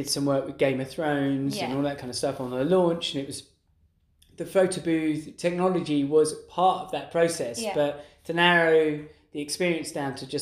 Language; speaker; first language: English; native; English